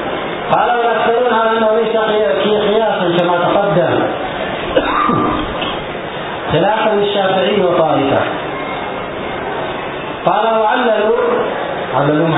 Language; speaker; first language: Arabic; native; Arabic